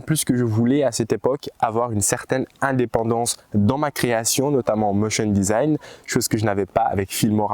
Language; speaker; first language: French; native; French